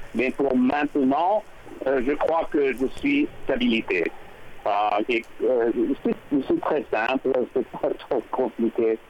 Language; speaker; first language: French; non-native, learner; English